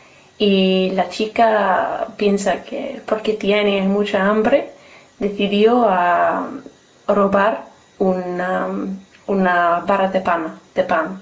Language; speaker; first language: Spanish; non-native, learner; English